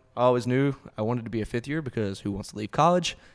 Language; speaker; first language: English; native; English